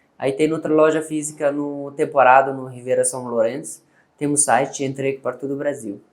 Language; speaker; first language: Portuguese; non-native, learner; Persian